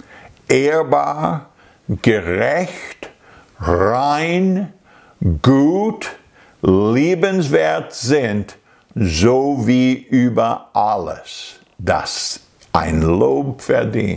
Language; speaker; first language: German; non-native, fluent; English